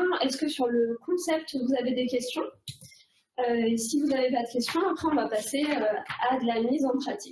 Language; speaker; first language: French; native; French